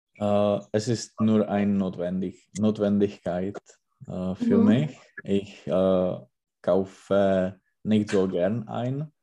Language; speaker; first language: German; non-native, learner; Czech